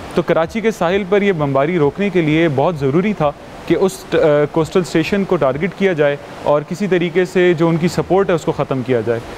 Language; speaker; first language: Urdu; native; Urdu